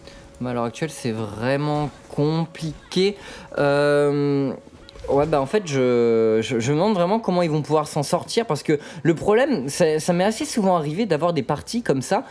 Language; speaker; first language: French; native; French